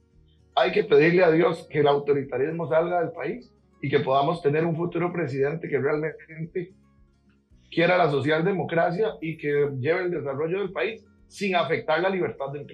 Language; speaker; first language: Spanish; native; Spanish